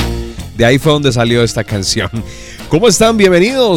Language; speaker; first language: Spanish; native; Spanish